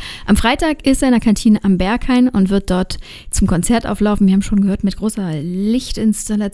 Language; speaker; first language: German; native; German